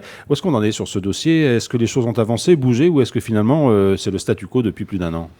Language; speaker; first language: French; native; French